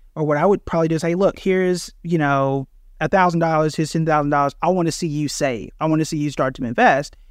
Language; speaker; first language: English; native; English